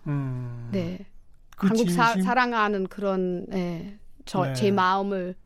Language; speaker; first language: Korean; non-native, fluent; German